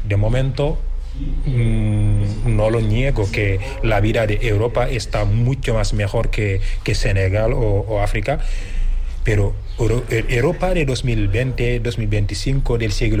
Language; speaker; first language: Spanish; non-native, fluent; Wolof